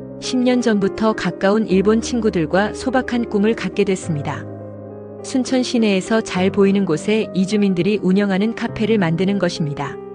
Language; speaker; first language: Korean; non-native, fluent; Japanese